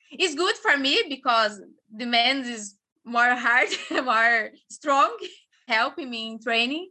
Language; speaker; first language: English; non-native, learner; Portuguese